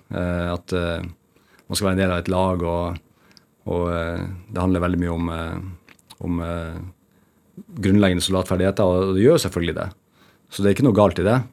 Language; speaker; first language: Norwegian; native; Norwegian